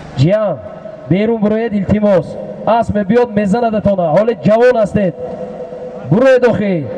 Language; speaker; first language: Tajik; native; Tajik